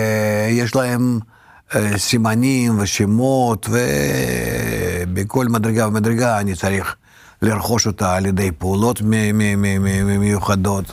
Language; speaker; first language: Hebrew; non-native, fluent; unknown